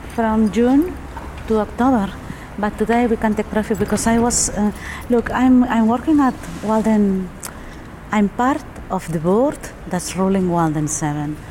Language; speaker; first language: English; non-native, fluent; German